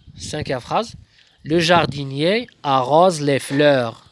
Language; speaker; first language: French; non-native, local second language; Arabic